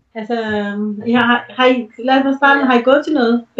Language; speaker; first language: Danish; early bilingual, other home language; Urdu